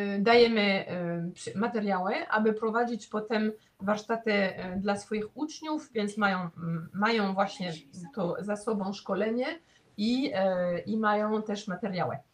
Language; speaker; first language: Polish; non-native, fluent; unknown